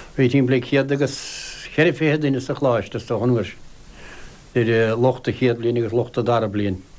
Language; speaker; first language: Irish; native; Irish